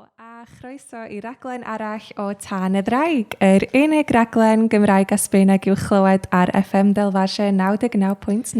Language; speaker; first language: Welsh; native; Welsh